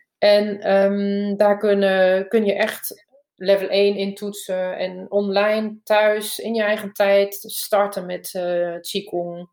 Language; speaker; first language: Dutch; non-native, fluent; German